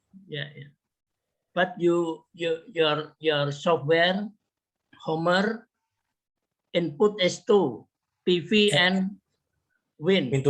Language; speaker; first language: English; non-native, learner; Indonesian